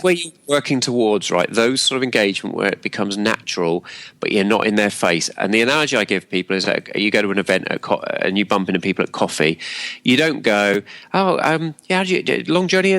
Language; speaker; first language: English; native; English